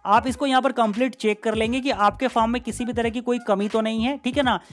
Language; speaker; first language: Hindi; native; Hindi